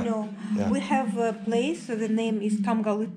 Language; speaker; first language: English; non-native, fluent; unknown